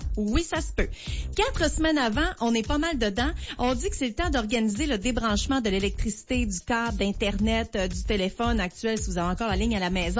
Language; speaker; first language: French; native; French